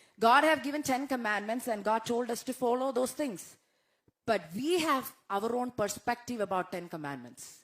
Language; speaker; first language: English; non-native, local second language; Malayalam